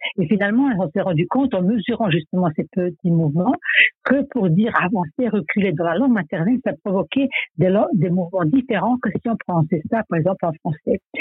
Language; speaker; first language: French; non-native, fluent; Serbian